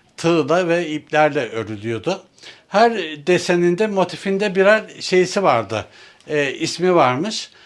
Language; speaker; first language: Turkish; native; Turkish